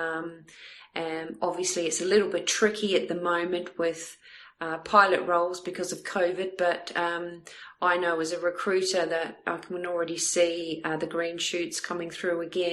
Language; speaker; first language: English; native; English